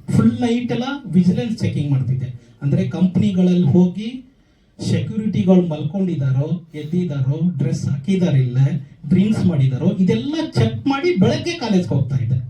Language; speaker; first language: Kannada; native; Kannada